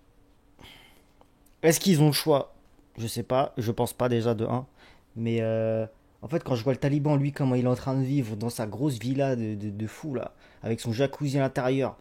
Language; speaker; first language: French; native; French